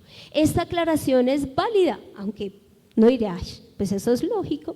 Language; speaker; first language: Spanish; native; Spanish